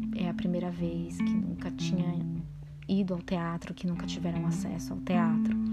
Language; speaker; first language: Portuguese; native; Portuguese